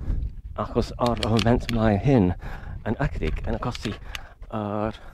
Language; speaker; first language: Welsh; non-native, learner; English